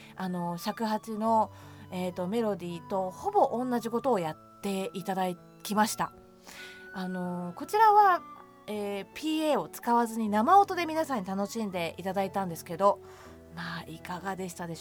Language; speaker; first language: Japanese; native; Japanese